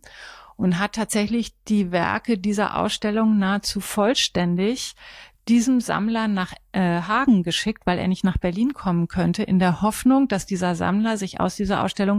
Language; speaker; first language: German; native; German